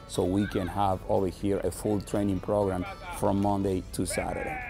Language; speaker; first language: English; non-native, fluent; Spanish